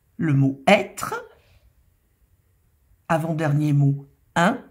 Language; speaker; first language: French; native; French